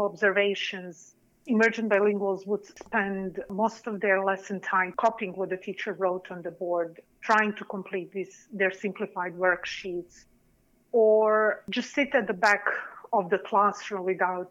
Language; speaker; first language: English; non-native, fluent; Serbian